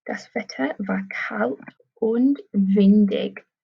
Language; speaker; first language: German; non-native, fluent; English